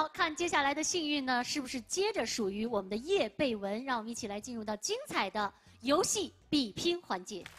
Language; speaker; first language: Chinese; native; Chinese